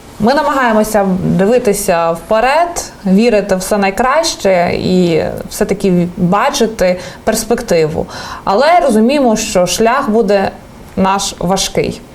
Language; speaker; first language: Ukrainian; native; Ukrainian